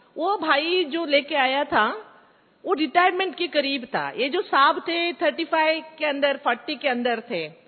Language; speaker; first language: Hindi; non-native, local second language; Kannada